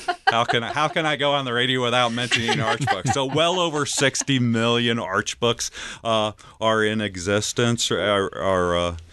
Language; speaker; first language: English; native; English